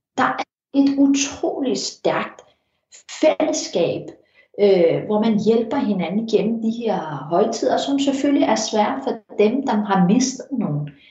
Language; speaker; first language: Danish; early bilingual, heritage; Danish